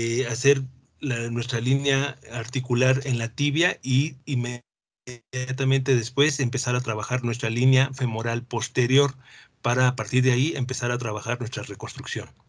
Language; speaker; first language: Spanish; native; Spanish